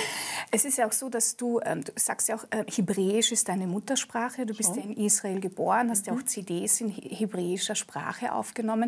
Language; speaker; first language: German; native; German